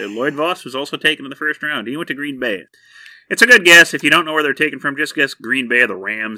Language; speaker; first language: English; native; English